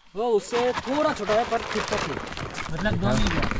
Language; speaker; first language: Hindi; non-native, local second language; Odia